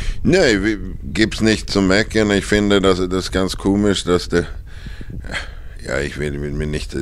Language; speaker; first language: German; non-native, fluent; Swedish